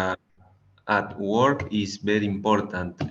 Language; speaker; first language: English; non-native, learner; Spanish